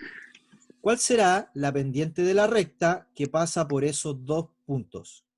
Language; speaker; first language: Spanish; native; Spanish